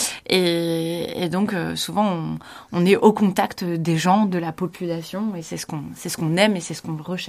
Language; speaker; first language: French; native; French